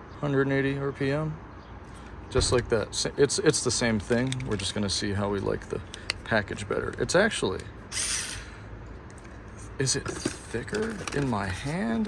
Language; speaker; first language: English; native; English